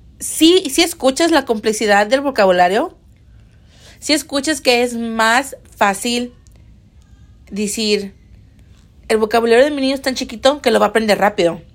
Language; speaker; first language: Spanish; early bilingual, heritage; Spanish